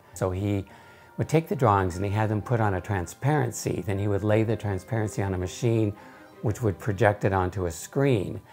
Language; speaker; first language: English; native; English